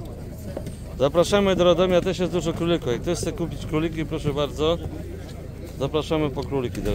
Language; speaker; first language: Polish; native; Polish